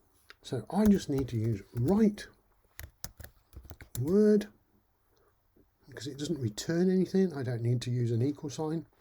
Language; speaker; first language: English; native; English